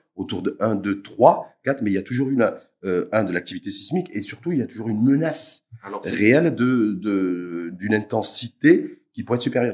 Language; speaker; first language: French; native; French